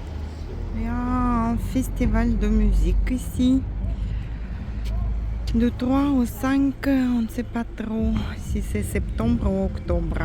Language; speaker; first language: French; non-native, fluent; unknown